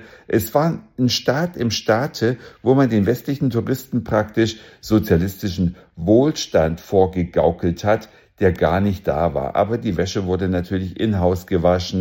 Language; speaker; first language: German; native; German